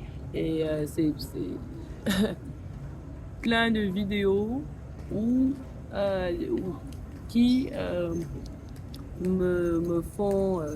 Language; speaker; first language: French; non-native, fluent; English